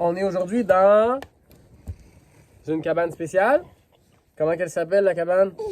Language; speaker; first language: French; native; French